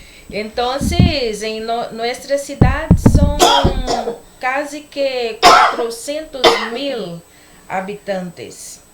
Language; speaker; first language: Spanish; non-native, learner; Portuguese